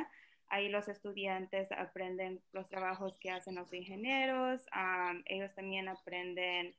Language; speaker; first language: Spanish; early bilingual, other home language; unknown